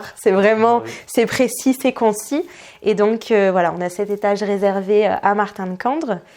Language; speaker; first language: French; native; French